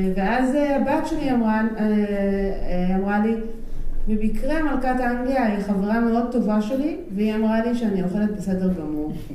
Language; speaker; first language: Hebrew; native; Hebrew